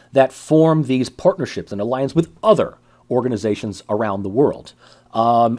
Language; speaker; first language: English; native; English